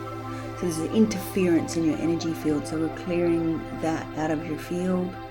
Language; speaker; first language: English; native; English